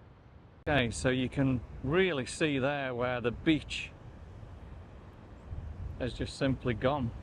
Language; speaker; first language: English; native; English